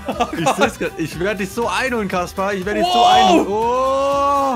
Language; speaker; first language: German; native; German